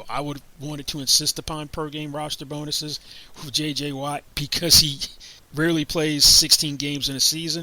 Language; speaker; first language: English; native; English